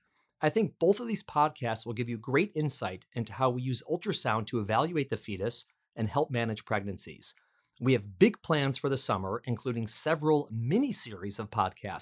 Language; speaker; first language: English; native; English